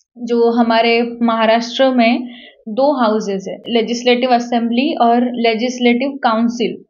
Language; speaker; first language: Hindi; non-native, local second language; Marathi